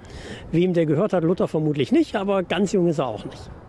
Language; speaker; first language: German; native; German